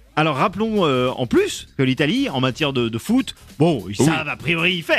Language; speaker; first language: French; native; French